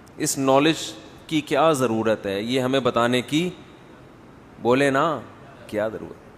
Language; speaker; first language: Urdu; non-native, local second language; Pashto